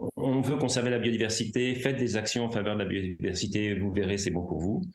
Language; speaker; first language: French; native; French